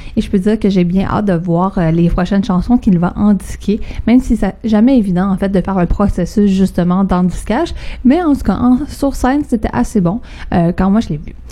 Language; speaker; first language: French; native; French